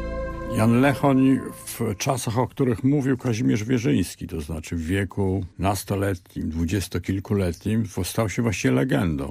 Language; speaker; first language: Polish; native; Polish